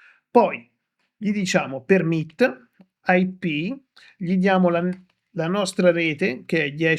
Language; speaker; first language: Italian; native; Italian